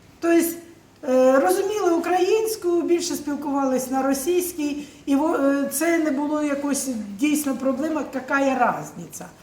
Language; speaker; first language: Ukrainian; non-native, local second language; Russian